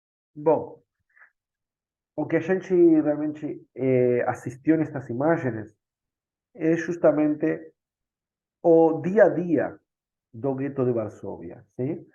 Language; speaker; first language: Portuguese; non-native, fluent; Spanish